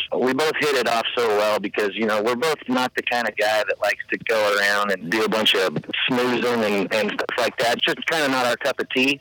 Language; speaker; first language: English; native; English